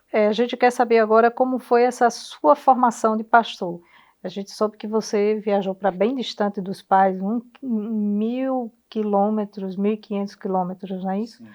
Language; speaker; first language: Portuguese; native; Portuguese